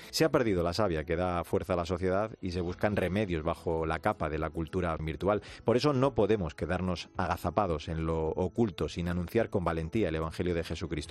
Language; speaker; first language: Spanish; native; Spanish